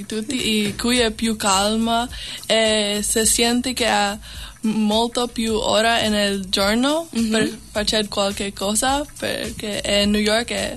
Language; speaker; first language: Italian; non-native, learner; English